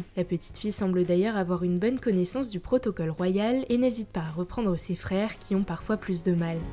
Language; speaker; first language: French; native; French